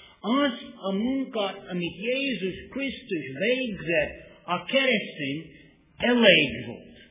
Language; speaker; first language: Hungarian; non-native, fluent; English